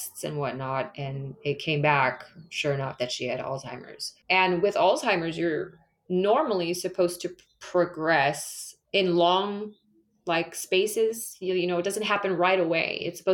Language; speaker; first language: English; native; English